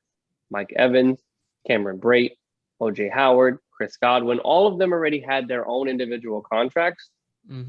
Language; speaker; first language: English; native; English